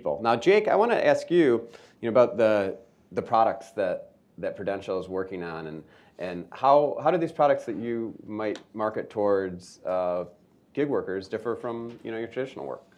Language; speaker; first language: English; native; English